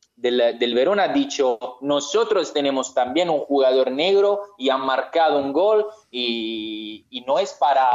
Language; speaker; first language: Spanish; non-native, learner; Italian